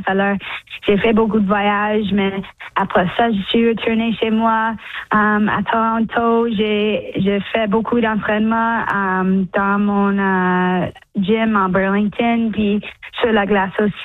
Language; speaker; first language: French; non-native, local second language; English